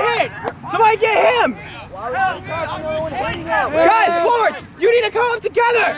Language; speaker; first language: English; native; English